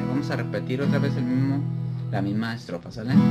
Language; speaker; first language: Spanish; native; Spanish